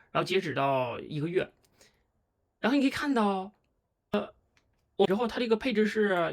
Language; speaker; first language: Chinese; native; Chinese